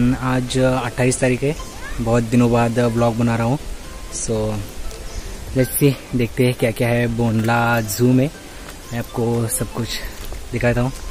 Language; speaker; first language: Hindi; non-native, local second language; Marathi